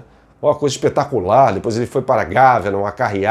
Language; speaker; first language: Portuguese; native; Portuguese